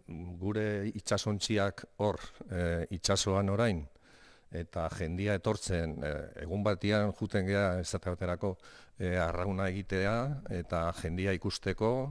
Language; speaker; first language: Basque; non-native, local second language; Spanish